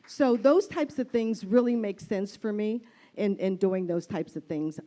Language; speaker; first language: English; native; English